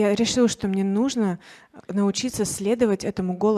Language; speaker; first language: Russian; native; Russian